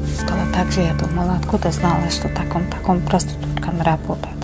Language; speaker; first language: Russian; non-native, learner; Uzbek